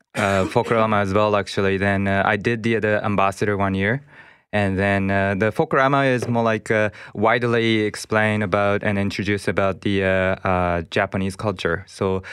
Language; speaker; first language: English; non-native, learner; Japanese